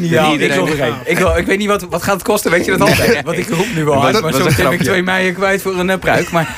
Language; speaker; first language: Dutch; native; Dutch